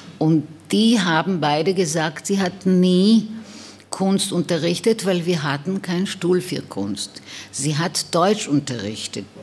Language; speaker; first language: German; non-native, fluent; Hebrew